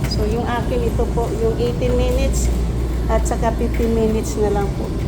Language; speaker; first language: Filipino; non-native, local second language; Cebuano